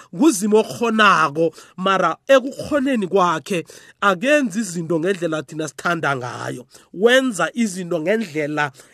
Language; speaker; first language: Zulu; non-native, local second language; South Ndebele